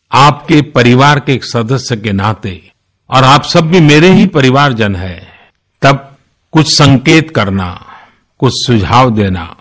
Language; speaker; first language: Hindi; non-native, local second language; Gujarati